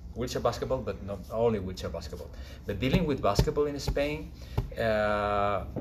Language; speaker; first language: English; non-native, fluent; Spanish